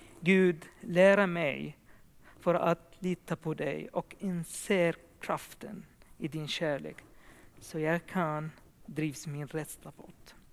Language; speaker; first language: Swedish; non-native, fluent; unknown